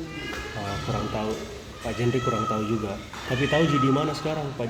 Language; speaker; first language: Indonesian; native; Indonesian